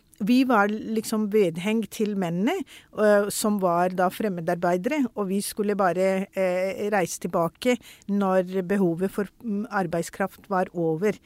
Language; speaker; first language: Norwegian; non-native, fluent; Urdu